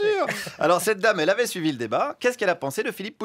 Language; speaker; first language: French; native; French